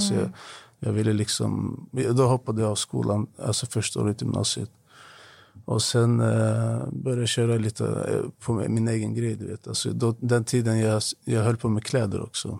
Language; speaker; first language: Swedish; non-native, fluent; Arabic